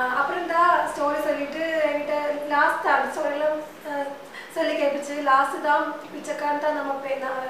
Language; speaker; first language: Tamil; non-native, learner; Malayalam